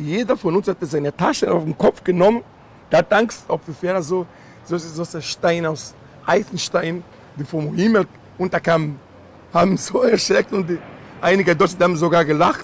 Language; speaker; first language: German; non-native, learner; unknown